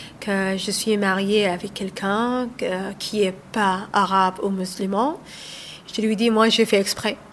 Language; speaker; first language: French; non-native, learner; Somali